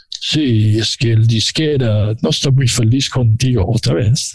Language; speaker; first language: Spanish; non-native, learner; English